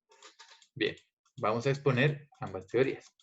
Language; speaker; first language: Spanish; native; Spanish